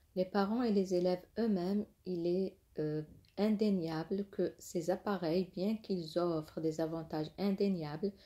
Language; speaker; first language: French; non-native, local second language; Arabic